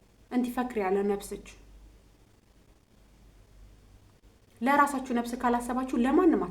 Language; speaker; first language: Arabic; non-native, learner; Amharic